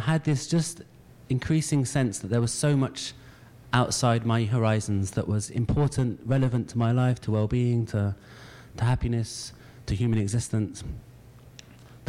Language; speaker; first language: English; native; English